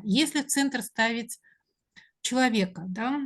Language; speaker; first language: Russian; native; Russian